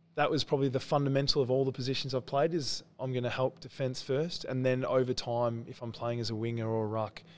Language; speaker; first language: English; native; English